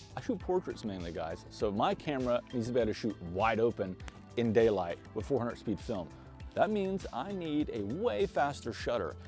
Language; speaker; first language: English; native; English